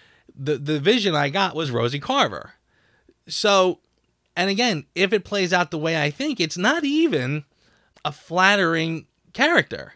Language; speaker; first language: English; native; English